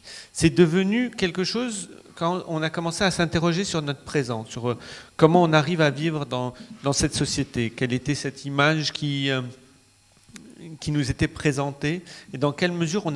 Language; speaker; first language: French; non-native, local second language; Arabic